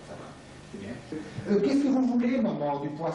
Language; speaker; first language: French; native; French